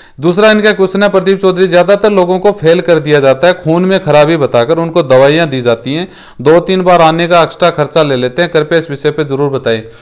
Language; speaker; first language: Hindi; native; Hindi